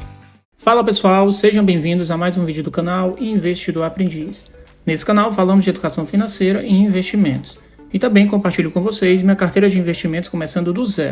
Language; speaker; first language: Portuguese; native; Portuguese